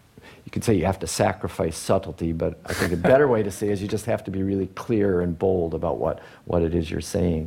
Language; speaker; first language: English; native; English